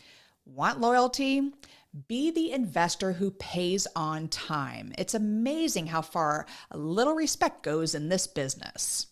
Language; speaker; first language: English; native; English